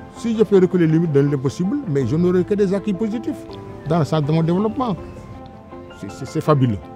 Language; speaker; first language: French; non-native, local second language; Wolof